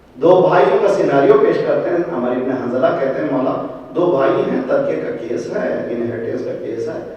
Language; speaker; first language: Urdu; native; Urdu